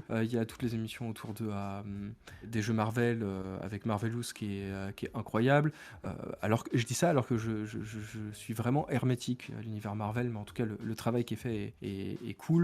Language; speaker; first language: French; native; French